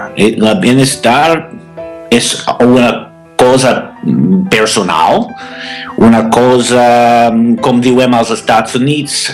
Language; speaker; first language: Catalan; non-native, fluent; English